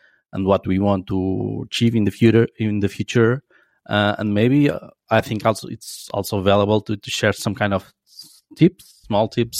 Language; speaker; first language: English; non-native, fluent; Portuguese